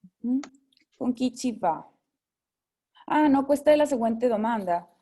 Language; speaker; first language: Italian; non-native, fluent; Spanish